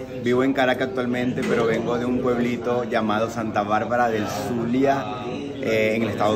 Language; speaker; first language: Spanish; native; Spanish